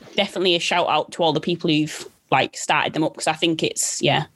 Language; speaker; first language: English; native; English